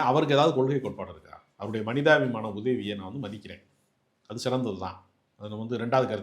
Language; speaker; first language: Tamil; native; Tamil